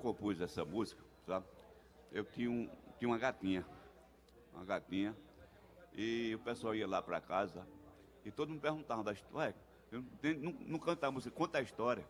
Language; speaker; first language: Portuguese; native; Portuguese